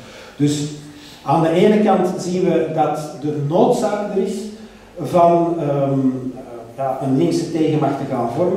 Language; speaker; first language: Dutch; native; Dutch